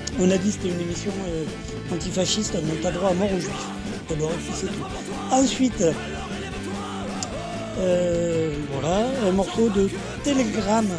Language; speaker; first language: French; native; French